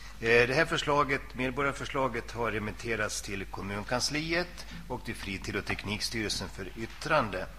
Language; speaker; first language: Swedish; native; Swedish